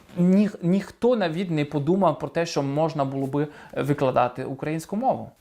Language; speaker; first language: Ukrainian; non-native, fluent; French